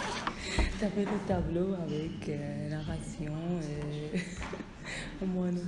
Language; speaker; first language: French; non-native, learner; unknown